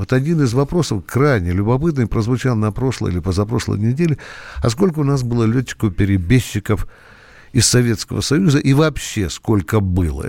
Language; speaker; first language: Russian; native; Russian